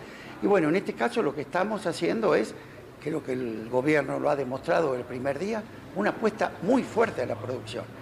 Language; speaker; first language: Spanish; native; Spanish